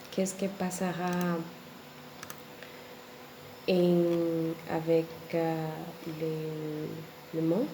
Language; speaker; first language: French; non-native, learner; Spanish